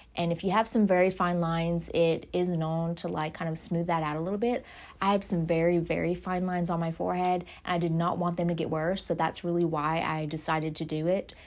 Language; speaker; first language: English; native; English